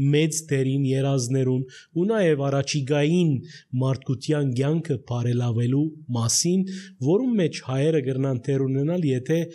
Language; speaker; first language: Armenian; early bilingual, heritage; Armenian